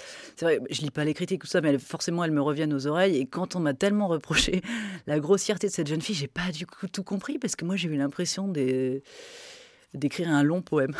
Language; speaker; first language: French; native; French